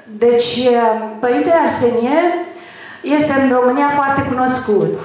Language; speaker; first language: Romanian; native; Romanian